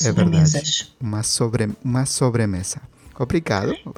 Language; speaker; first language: Portuguese; non-native, learner; Spanish